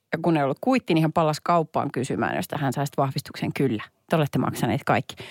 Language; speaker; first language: Finnish; native; Finnish